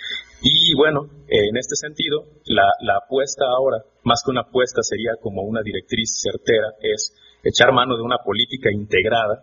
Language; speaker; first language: Spanish; native; Spanish